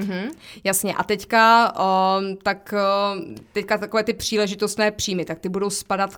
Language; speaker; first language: Czech; native; Czech